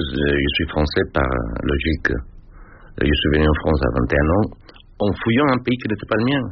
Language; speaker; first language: French; non-native, fluent; Spanish